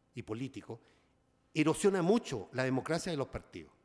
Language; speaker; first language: Spanish; native; Spanish